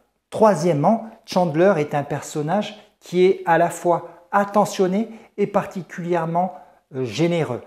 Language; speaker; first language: French; native; French